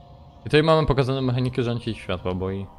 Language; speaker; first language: Polish; native; Polish